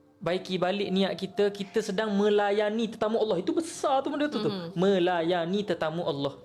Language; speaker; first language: Malay; native; Malay